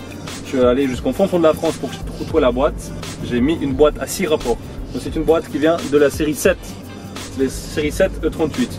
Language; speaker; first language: French; native; French